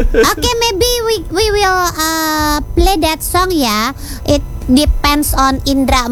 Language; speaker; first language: English; non-native, learner; Indonesian